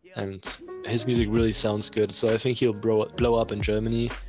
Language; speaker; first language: English; non-native, fluent; German